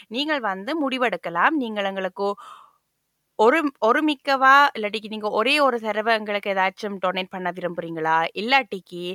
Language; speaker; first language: Tamil; native; Tamil